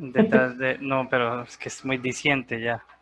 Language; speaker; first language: Spanish; native; Spanish